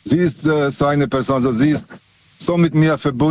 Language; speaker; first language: German; native; German